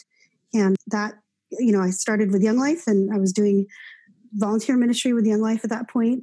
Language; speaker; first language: English; native; English